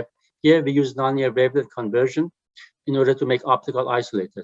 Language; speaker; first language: English; non-native, fluent; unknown